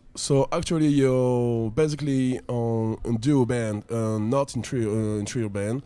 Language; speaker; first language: English; non-native, learner; French